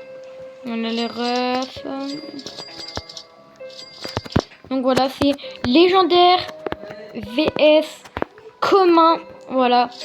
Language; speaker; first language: French; native; French